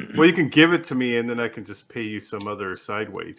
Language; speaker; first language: English; native; English